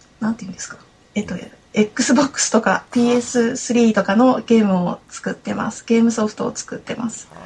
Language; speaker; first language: Japanese; native; Japanese